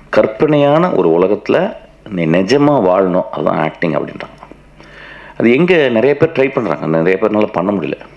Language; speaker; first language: Tamil; non-native, local second language; Malayalam